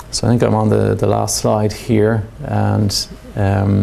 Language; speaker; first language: English; native; English